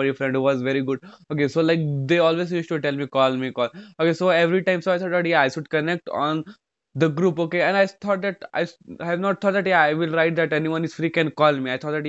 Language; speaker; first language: English; non-native, local second language; Hindi